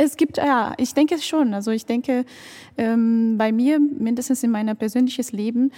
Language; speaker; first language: German; non-native, fluent; Portuguese